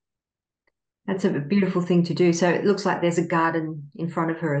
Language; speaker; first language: English; native; English